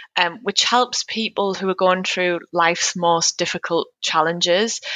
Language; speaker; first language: English; native; English